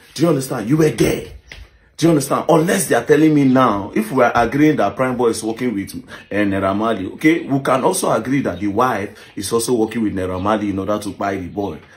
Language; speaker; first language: Nigerian Pidgin; native; Nigerian Pidgin